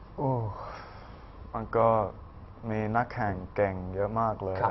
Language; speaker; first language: Thai; early bilingual, heritage; Thai